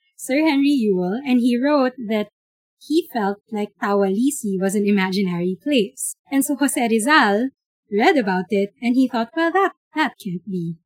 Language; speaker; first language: English; non-native, local second language; Filipino